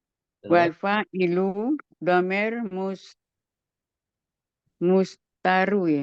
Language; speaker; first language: Arabic; non-native, learner; Indonesian